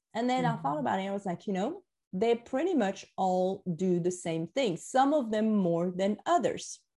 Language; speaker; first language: English; non-native, fluent; French